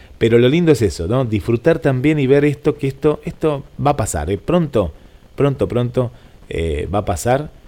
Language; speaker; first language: Spanish; native; Spanish